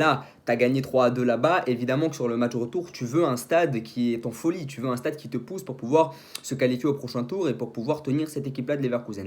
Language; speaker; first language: French; native; French